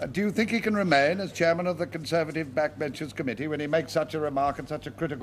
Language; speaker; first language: English; native; English